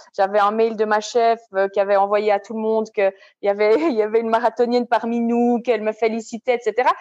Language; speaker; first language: French; native; French